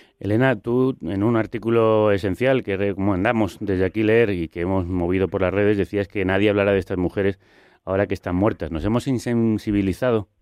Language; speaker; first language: Spanish; native; Spanish